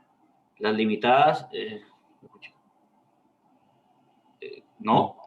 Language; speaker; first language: Spanish; native; Spanish